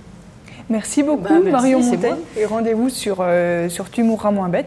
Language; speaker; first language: French; native; French